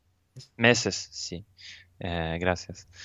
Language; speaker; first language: Spanish; non-native, learner; Swedish